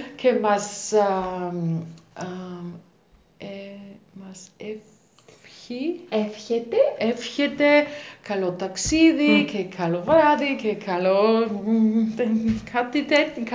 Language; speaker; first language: Greek; non-native, learner; German